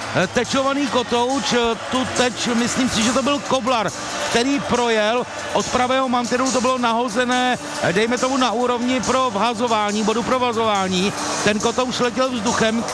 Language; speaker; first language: Czech; native; Czech